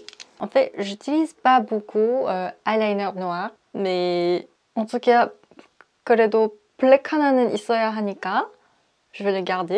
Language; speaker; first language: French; non-native, fluent; Korean